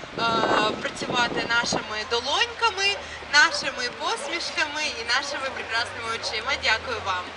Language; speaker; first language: Ukrainian; native; Ukrainian